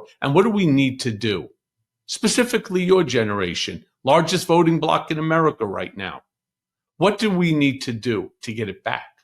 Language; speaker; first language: English; native; English